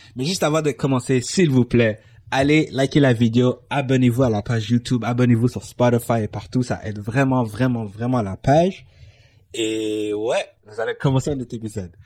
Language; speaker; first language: French; non-native, local second language; English